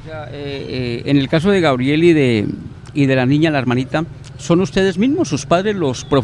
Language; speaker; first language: Spanish; native; Spanish